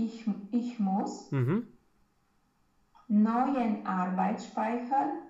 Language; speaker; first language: German; non-native, learner; Romanian